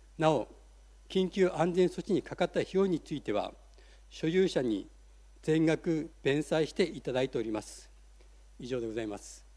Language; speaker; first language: Japanese; native; Japanese